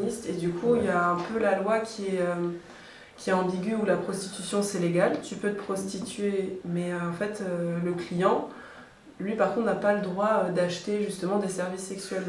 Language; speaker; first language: French; native; French